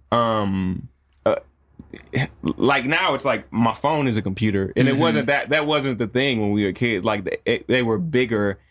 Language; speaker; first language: English; native; English